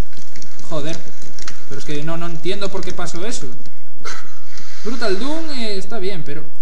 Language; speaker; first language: Spanish; native; Spanish